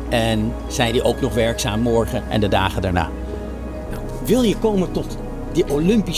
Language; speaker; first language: Dutch; native; Dutch